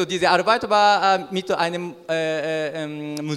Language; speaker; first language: German; non-native, learner; Japanese